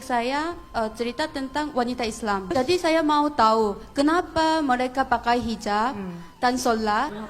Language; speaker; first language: Indonesian; non-native, fluent; Korean